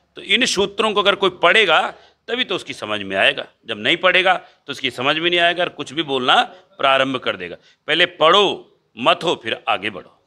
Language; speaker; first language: Hindi; native; Hindi